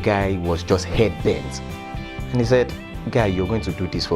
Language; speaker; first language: English; non-native, local second language; Yoruba